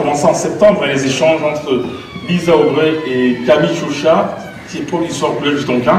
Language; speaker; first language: French; native; French